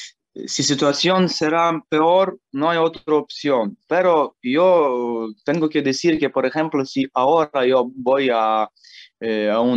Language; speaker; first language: Spanish; non-native, learner; Ukrainian